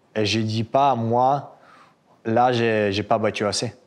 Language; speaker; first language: French; non-native, fluent; Russian